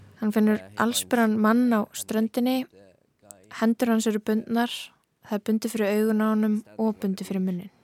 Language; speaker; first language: Icelandic; native; Icelandic